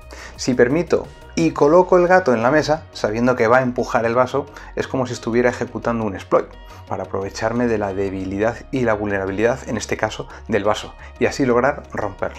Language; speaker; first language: Spanish; native; Spanish